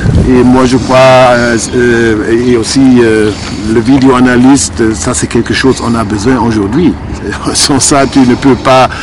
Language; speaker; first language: French; non-native, fluent; German